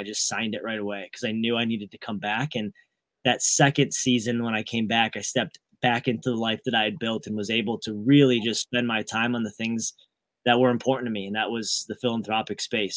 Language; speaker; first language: English; native; English